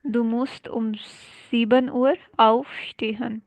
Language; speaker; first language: German; non-native, fluent; Urdu